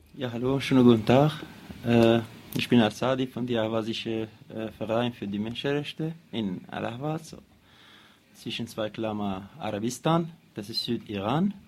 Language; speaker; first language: German; non-native, learner; Arabic